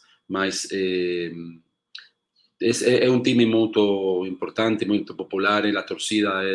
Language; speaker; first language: Portuguese; non-native, learner; Spanish